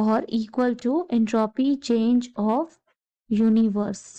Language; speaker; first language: Hindi; native; Hindi